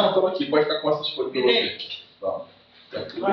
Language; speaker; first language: Portuguese; native; Portuguese